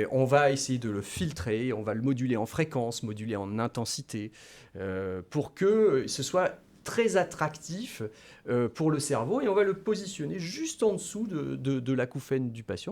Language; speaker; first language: French; native; French